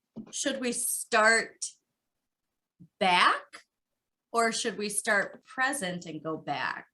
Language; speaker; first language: English; native; English